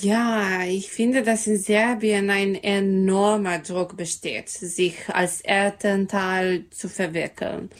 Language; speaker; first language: German; non-native, learner; Serbian